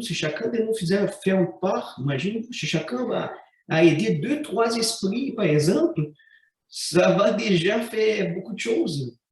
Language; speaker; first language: French; non-native, fluent; Portuguese